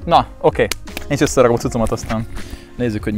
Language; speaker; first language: Hungarian; native; Hungarian